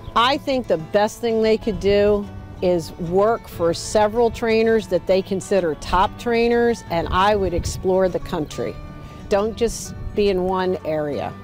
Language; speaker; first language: English; native; English